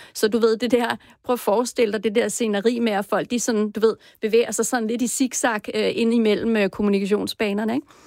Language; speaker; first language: Danish; native; Danish